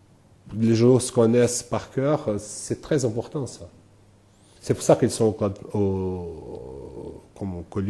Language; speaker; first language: French; non-native, fluent; Portuguese